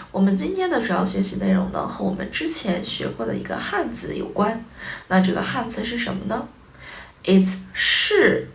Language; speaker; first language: Chinese; native; Chinese